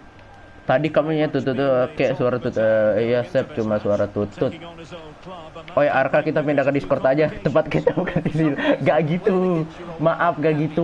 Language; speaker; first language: Indonesian; native; Indonesian